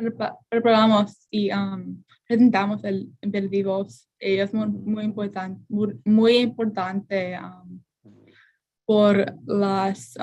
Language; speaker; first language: Spanish; non-native, learner; English